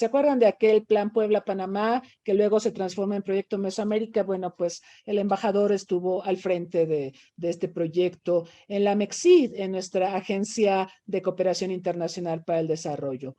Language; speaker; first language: Spanish; native; Spanish